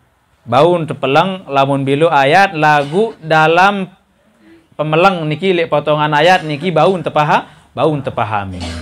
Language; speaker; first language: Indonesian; non-native, local second language; Sasak